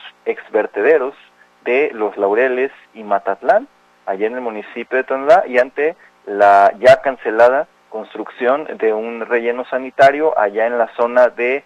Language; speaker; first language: Spanish; native; Spanish